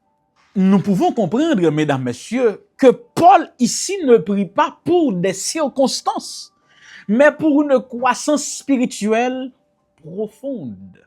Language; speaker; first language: French; non-native, local second language; Haitian Creole